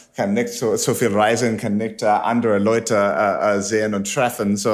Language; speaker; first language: German; non-native, learner; English